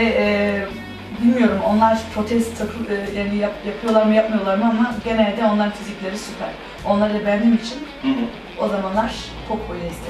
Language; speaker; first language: Turkish; early bilingual, heritage; Turkish